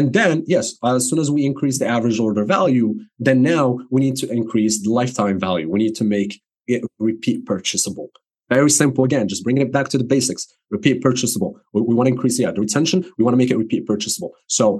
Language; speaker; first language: English; non-native, fluent; Arabic